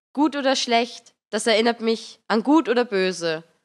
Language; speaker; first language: German; native; German